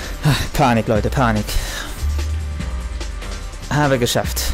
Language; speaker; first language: German; native; German